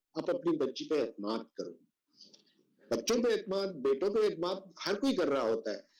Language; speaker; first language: Urdu; non-native, local second language; Sindhi